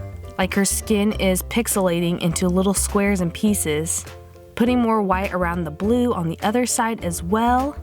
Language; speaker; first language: English; native; English